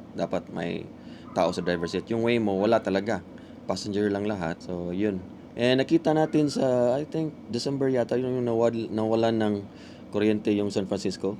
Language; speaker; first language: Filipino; non-native, local second language; Cebuano